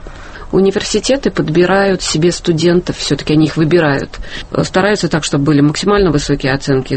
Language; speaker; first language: Russian; native; Russian